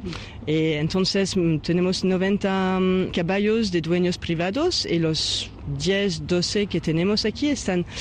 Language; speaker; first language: Spanish; non-native, fluent; French